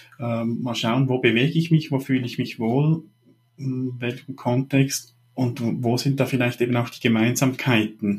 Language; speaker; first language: German; native; German